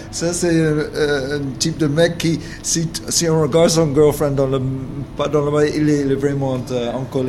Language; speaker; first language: French; non-native, learner; English